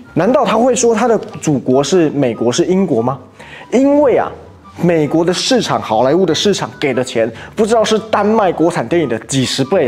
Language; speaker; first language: Chinese; native; Chinese